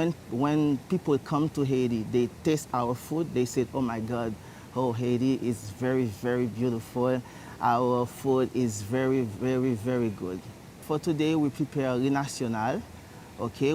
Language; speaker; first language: English; non-native, learner; Haitian Creole